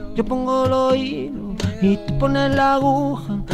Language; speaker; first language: Spanish; native; Spanish